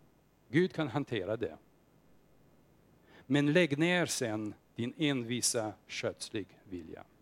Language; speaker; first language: Swedish; non-native, fluent; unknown